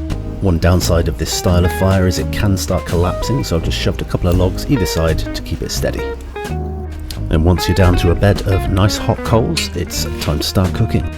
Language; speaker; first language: English; native; English